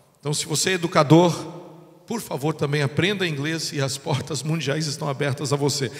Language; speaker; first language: Portuguese; non-native, fluent; English